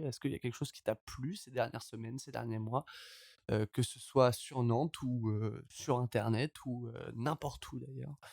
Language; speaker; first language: French; native; French